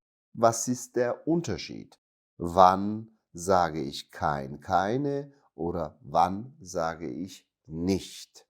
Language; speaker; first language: German; non-native, fluent; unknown